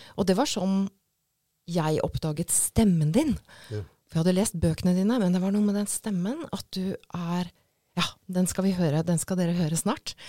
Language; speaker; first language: Norwegian; native; Norwegian